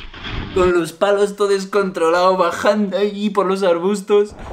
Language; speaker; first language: Spanish; native; Spanish